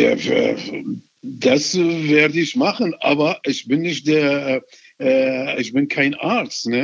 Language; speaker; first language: German; non-native, fluent; Arabic